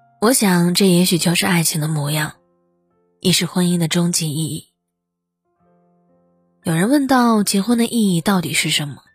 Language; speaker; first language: Chinese; native; Chinese